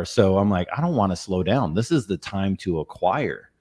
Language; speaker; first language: English; native; English